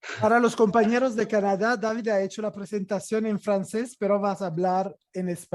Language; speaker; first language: Spanish; non-native, fluent; Italian